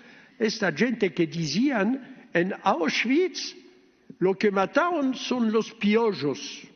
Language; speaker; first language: Spanish; early bilingual, heritage; Ladino